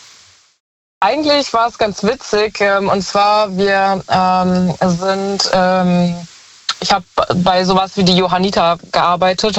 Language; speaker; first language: German; native; German